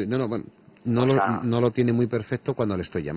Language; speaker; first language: Spanish; native; Spanish